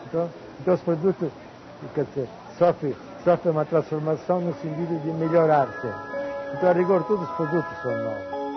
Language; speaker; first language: Portuguese; non-native, fluent; Italian